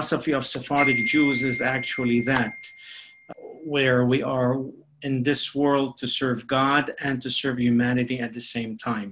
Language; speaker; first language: English; non-native, fluent; Spanish